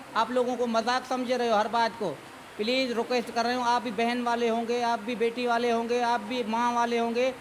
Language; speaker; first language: Urdu; non-native, local second language; Saraiki